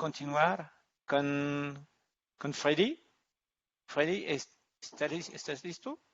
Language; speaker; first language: Spanish; non-native, learner; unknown